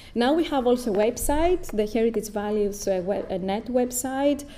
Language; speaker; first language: English; non-native, fluent; Greek